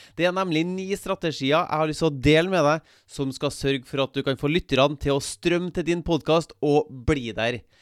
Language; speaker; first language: Norwegian; native; Norwegian